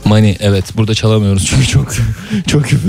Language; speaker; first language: Turkish; native; Turkish